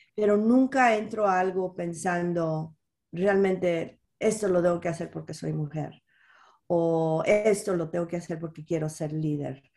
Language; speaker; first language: Spanish; early bilingual, heritage; Spanish